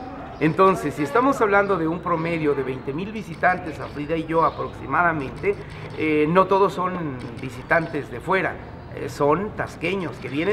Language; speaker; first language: Spanish; native; Spanish